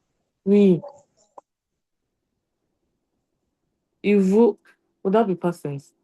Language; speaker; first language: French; non-native, learner; English